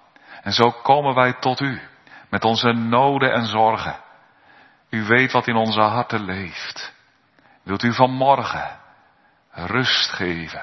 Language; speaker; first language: Dutch; native; Dutch